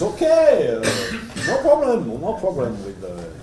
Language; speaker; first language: English; non-native, learner; French